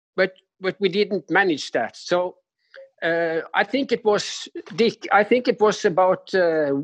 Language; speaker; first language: English; non-native, fluent; Norwegian